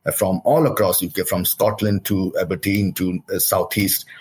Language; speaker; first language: English; non-native, local second language; Hindi